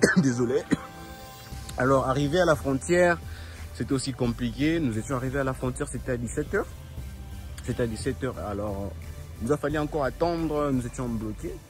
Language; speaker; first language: French; non-native, local second language; Swahili